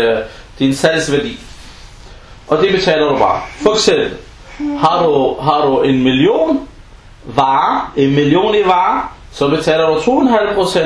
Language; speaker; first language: Danish; early bilingual, other home language; Arabic